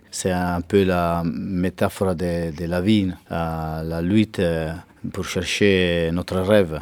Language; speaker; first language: French; non-native, fluent; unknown